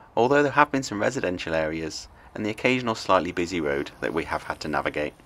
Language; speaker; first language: English; native; English